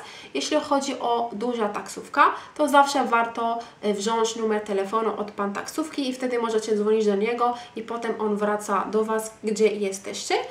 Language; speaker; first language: Polish; non-native, fluent; Arabic